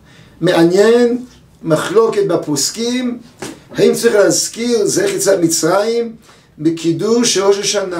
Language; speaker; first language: Hebrew; native; Hebrew